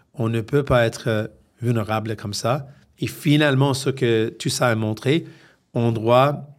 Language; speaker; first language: French; non-native, fluent; English